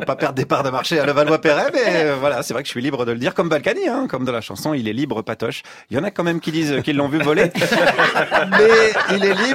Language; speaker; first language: French; native; French